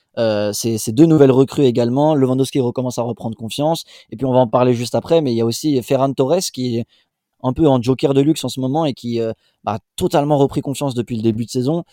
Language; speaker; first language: French; native; French